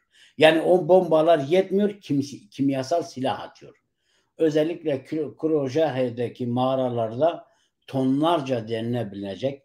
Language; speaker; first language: Turkish; non-native, local second language; Kurdish